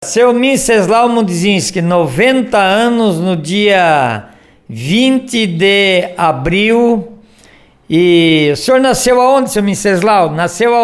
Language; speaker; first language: Portuguese; native; Portuguese